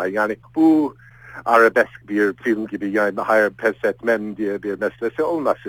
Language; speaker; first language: Turkish; non-native, fluent; English